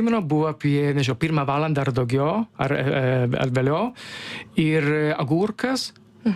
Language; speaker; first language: Lithuanian; non-native, learner; Italian